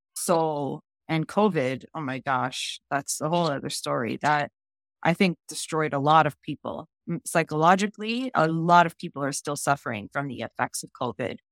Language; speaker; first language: English; native; English